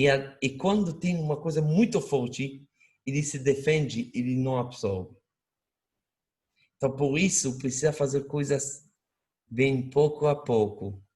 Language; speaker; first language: Portuguese; non-native, fluent; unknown